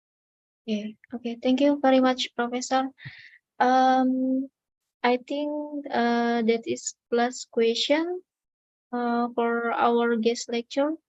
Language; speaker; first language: English; non-native, learner; Indonesian